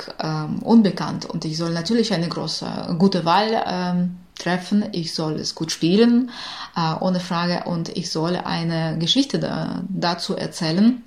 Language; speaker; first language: German; non-native, fluent; Ukrainian